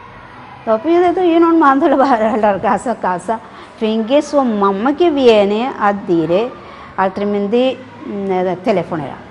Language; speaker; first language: Italian; non-native, learner; Malayalam